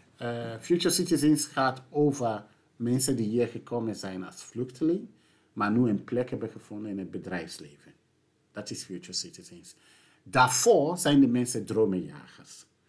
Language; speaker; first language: Dutch; non-native, fluent; English